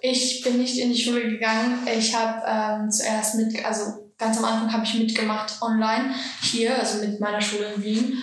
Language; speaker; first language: German; early bilingual, other home language; Georgian